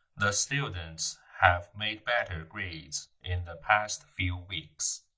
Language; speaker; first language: English; non-native, fluent; Chinese